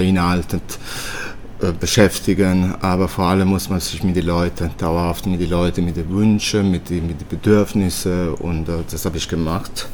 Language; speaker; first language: German; early bilingual, other home language; Italian